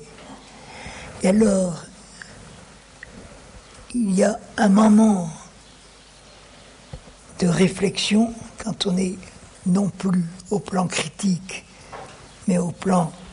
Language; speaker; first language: French; native; French